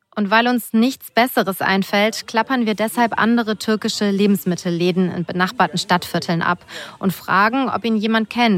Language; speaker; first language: German; native; German